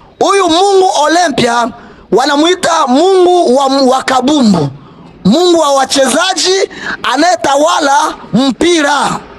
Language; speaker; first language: Swahili; native; Swahili